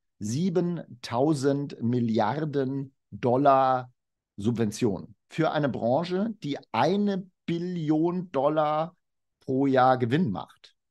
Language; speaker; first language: German; native; German